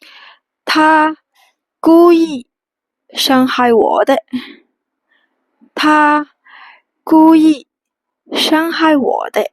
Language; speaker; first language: Chinese; non-native, fluent; Burmese